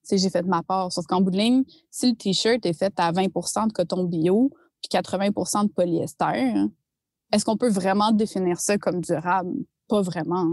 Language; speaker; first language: French; native; French